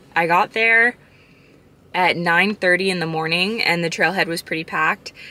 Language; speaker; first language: English; native; English